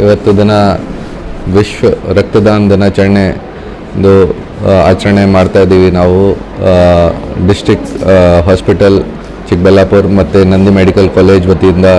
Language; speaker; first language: Kannada; non-native, fluent; Hindi